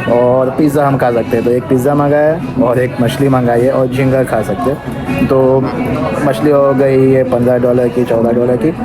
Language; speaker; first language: Hindi; native; Hindi